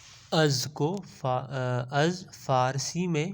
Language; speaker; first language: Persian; non-native, fluent; Urdu